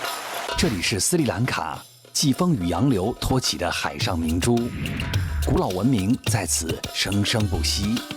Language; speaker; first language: Chinese; native; Chinese